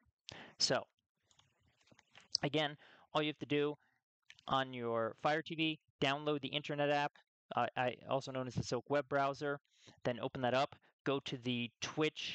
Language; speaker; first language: English; native; English